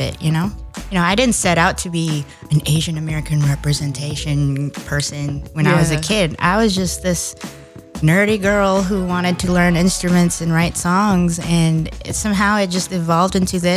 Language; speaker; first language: English; native; English